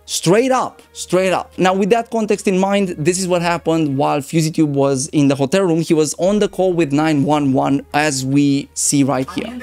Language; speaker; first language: English; non-native, fluent; Romanian